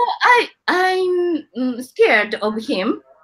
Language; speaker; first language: English; non-native, learner; Japanese